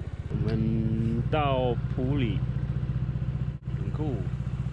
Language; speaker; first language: Chinese; non-native, fluent; English